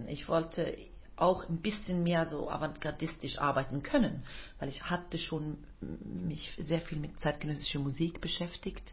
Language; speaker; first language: German; non-native, fluent; Norwegian